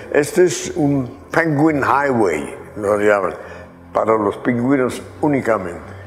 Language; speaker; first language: Spanish; non-native, fluent; Dutch